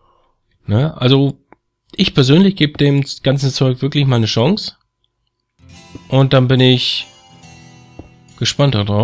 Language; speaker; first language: German; native; German